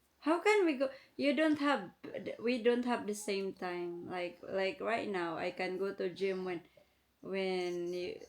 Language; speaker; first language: English; non-native, fluent; Filipino